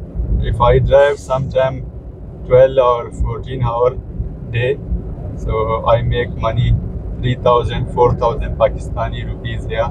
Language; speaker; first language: English; non-native, learner; Pashto